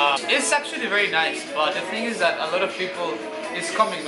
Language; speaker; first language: English; non-native, fluent; Spanish